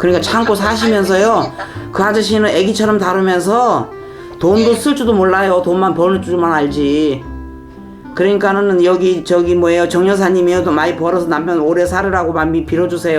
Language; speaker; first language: Korean; native; Korean